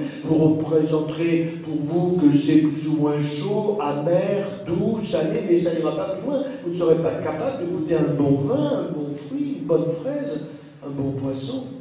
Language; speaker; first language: French; native; French